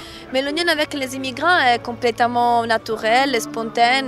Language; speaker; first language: French; non-native, learner; Italian